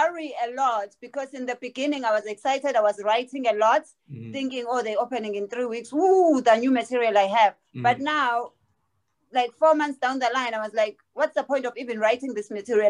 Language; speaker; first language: English; non-native, local second language; Zulu